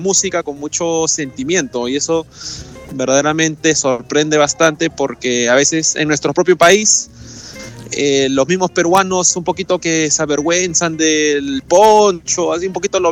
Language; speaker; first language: Spanish; native; Spanish